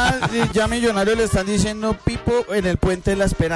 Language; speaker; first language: Spanish; native; Spanish